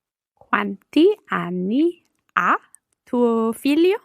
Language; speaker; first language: Italian; non-native, learner; English